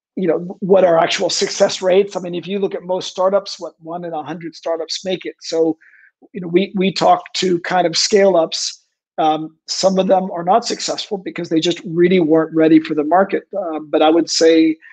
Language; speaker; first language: English; native; English